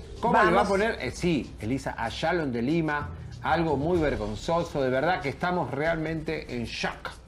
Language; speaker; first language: Spanish; native; Spanish